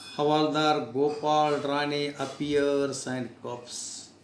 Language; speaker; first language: English; non-native, local second language; Marathi